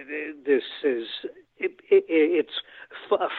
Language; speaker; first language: English; non-native, local second language; Bangla